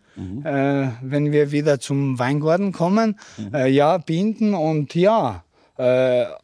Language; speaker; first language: German; non-native, learner; Slovenian